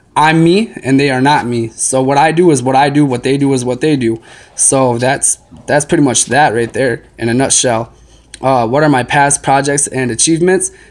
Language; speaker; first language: English; native; English